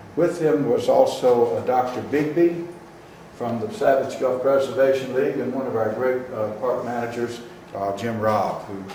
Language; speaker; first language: English; native; English